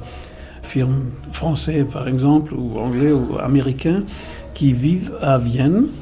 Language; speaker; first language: French; non-native, fluent; German